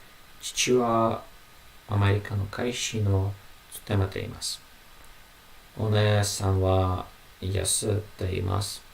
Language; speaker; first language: Japanese; non-native, learner; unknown